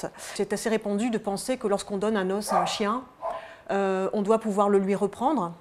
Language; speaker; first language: French; native; French